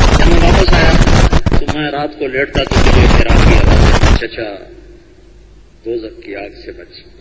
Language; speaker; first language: Urdu; non-native, local second language; Punjabi